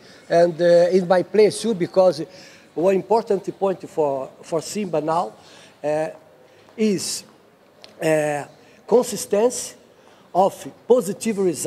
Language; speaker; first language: English; non-native, learner; Portuguese